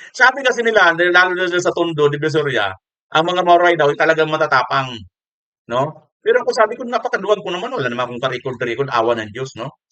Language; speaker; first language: Filipino; non-native, local second language; Waray